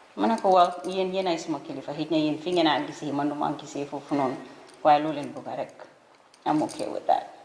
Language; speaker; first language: Wolof; non-native, local second language; Fula